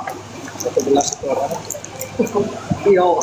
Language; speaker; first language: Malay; non-native, local second language; Hakka Chinese